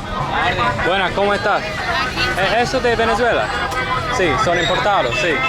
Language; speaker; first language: Spanish; non-native, learner; English